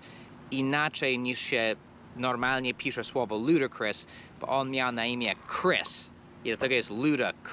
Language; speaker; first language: Polish; non-native, fluent; English